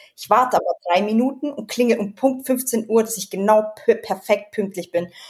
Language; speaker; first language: German; native; German